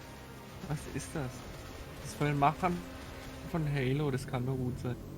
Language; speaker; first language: German; native; German